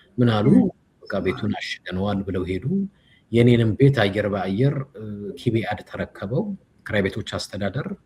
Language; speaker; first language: Amharic; native; Amharic